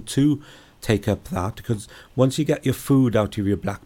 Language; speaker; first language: English; native; English